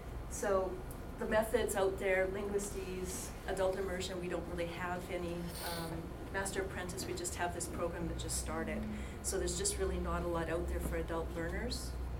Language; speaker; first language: English; native; English